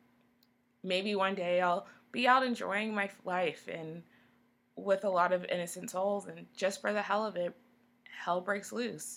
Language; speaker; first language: English; native; English